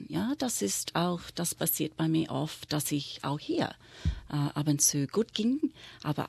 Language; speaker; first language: German; non-native, fluent; English